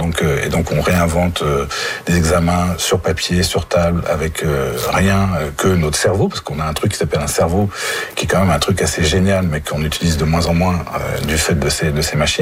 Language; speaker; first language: French; native; French